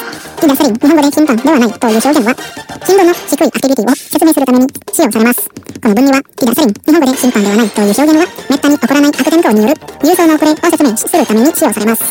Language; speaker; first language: Japanese; non-native, fluent; Indonesian